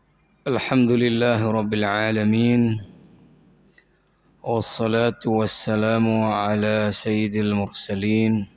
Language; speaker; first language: Arabic; non-native, fluent; Indonesian